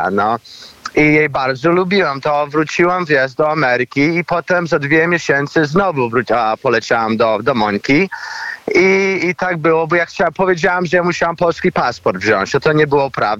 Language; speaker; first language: Polish; early bilingual, heritage; Polish